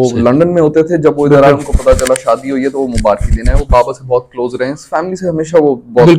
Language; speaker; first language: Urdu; non-native, local second language; Sindhi